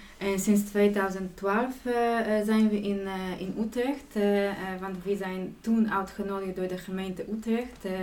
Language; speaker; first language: Dutch; non-native, fluent; Polish